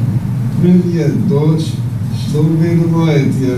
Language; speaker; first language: Russian; non-native, learner; English